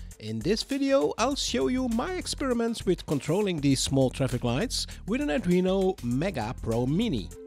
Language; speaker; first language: English; non-native, fluent; Dutch